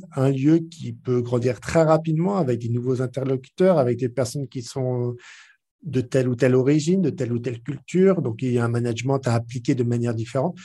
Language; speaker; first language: French; native; French